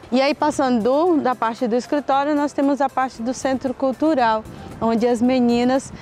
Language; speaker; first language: Portuguese; native; Portuguese